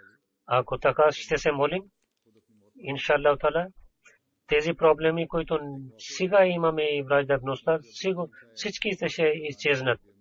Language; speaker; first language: Bulgarian; non-native, fluent; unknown